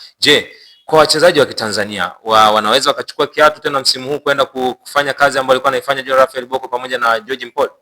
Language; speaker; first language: Swahili; native; Swahili